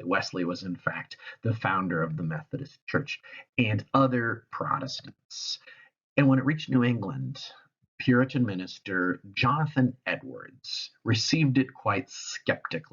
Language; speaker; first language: English; native; English